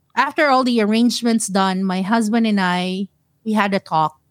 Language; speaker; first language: English; non-native, local second language; Filipino